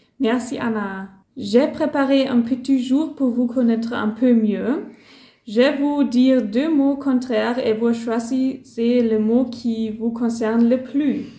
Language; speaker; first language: French; non-native, learner; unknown